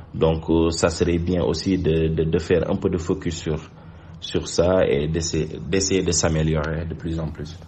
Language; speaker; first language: French; non-native, local second language; Wolof